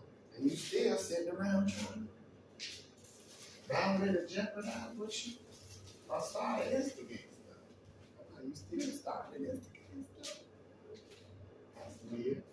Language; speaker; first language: English; native; English